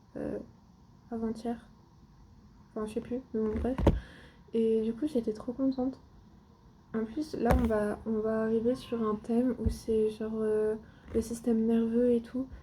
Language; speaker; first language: French; native; French